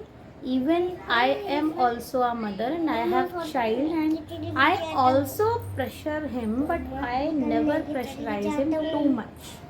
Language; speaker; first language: English; non-native, local second language; Hindi